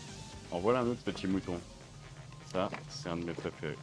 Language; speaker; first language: French; native; French